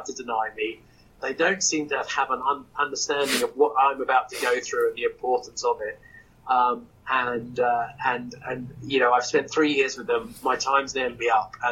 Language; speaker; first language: English; native; English